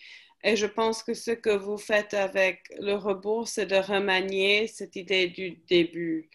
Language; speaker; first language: French; non-native, fluent; English